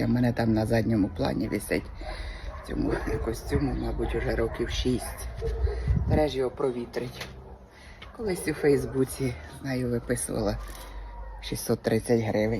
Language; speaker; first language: Ukrainian; native; Ukrainian